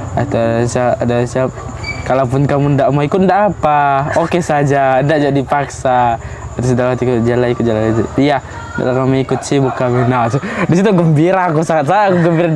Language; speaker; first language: Malay; early bilingual, other home language; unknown